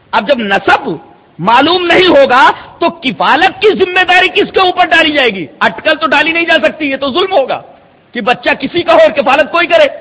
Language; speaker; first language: Urdu; native; Urdu